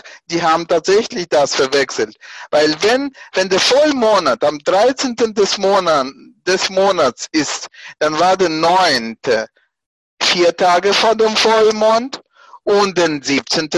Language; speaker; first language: German; non-native, fluent; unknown